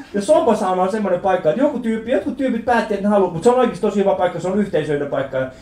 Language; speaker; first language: Finnish; early bilingual, other home language; Persian